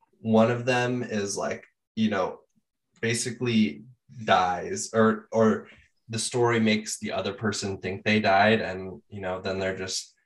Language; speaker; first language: English; native; English